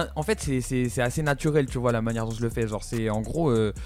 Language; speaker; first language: French; native; French